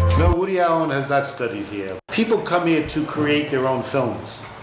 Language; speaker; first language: English; native; English